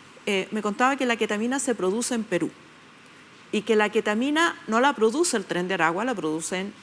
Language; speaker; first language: Spanish; native; Spanish